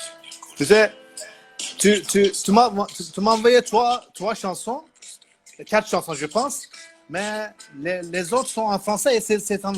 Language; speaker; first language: French; non-native, learner; Turkish